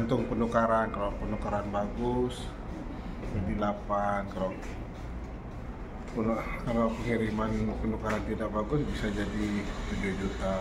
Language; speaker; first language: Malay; non-native, local second language; Sasak